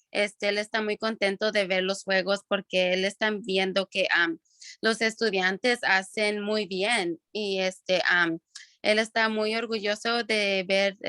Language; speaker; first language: Spanish; early bilingual, other home language; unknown